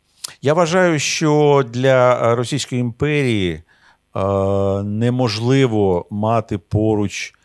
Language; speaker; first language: Ukrainian; non-native, local second language; Russian